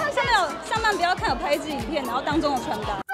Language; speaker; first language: Chinese; native; Chinese